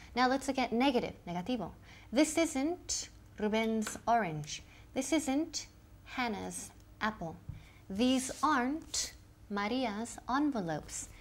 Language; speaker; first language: English; native; English